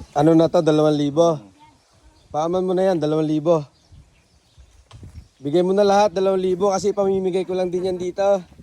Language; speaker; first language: Filipino; non-native, local second language; Hiligaynon